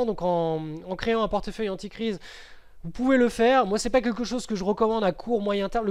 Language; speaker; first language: French; native; French